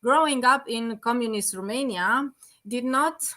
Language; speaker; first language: English; non-native, fluent; Romanian